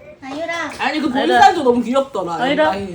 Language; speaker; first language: Korean; native; Korean